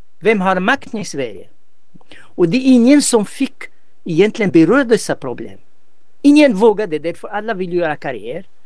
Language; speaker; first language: Swedish; non-native, fluent; Arabic